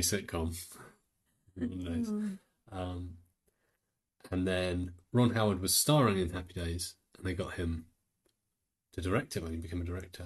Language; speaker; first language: English; native; English